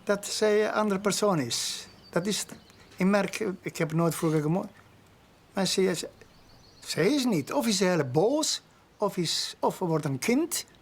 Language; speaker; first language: Dutch; non-native, learner; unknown